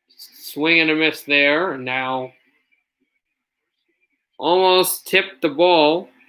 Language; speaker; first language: English; native; English